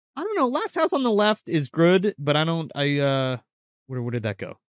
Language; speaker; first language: English; early bilingual, other home language; Italian